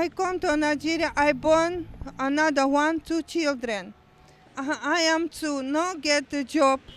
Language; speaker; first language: English; non-native, learner; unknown